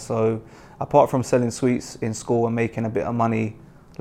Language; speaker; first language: English; native; English